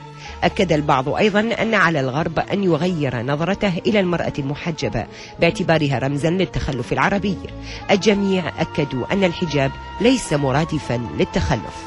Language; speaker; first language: Arabic; native; Arabic